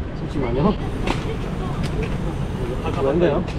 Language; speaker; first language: Korean; native; Korean